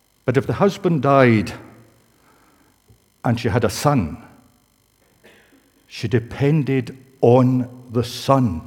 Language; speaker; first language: English; native; English